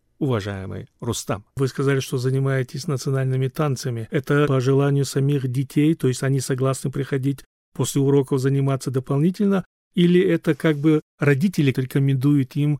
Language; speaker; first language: Russian; non-native, local second language; Chechen